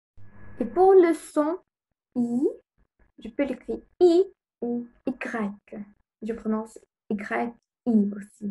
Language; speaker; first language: French; non-native, fluent; Arabic